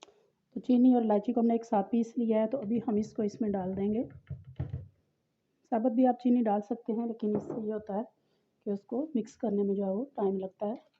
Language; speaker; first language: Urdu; non-native, local second language; Pahari-Potwari